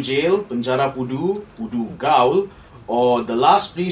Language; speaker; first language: English; non-native, local second language; Malay